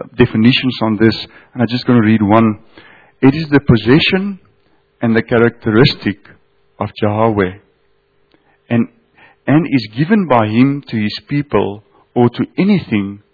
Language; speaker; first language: English; non-native, local second language; Afrikaans